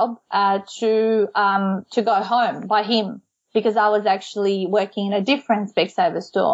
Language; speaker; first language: English; non-native, fluent; Macedonian